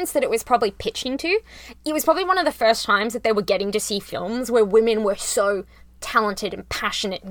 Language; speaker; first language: English; native; English